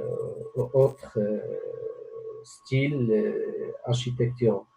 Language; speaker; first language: French; non-native, local second language; Arabic